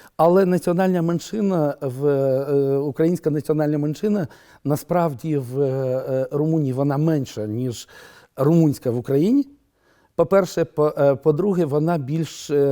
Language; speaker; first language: Ukrainian; non-native, local second language; Romanian